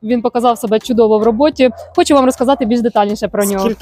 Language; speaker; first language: Ukrainian; native; Ukrainian